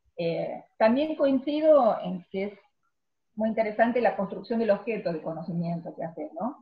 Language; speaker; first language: Spanish; native; Spanish